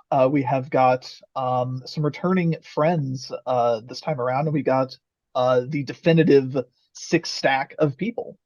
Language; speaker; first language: English; native; English